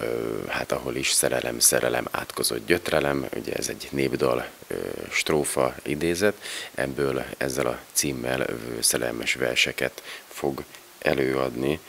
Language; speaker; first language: Hungarian; native; Hungarian